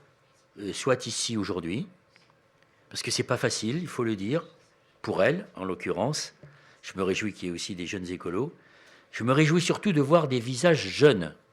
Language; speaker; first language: French; native; French